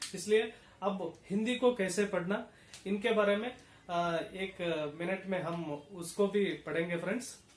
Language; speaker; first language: Hindi; non-native, local second language; Kannada